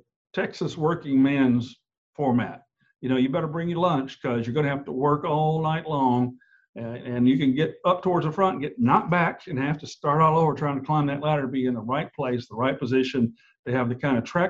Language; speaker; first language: English; native; English